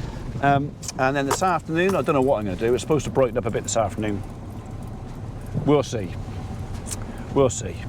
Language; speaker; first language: English; native; English